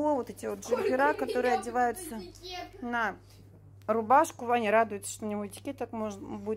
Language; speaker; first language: Russian; native; Russian